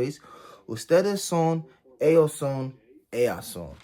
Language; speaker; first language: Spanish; non-native, learner; English